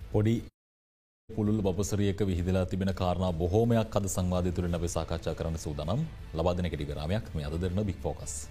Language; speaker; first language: Sinhala; native; Sinhala